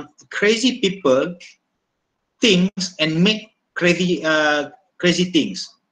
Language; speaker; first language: English; non-native, local second language; Malay